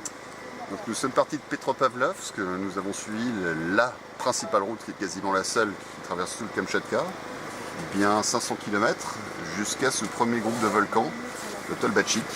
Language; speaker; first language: French; native; French